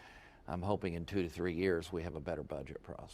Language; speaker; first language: English; native; English